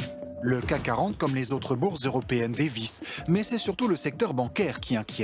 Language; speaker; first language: French; native; French